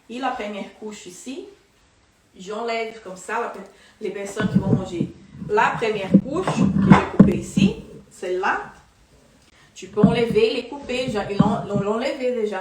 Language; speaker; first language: French; non-native, fluent; Portuguese